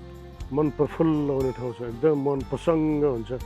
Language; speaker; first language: Nepali; native; Nepali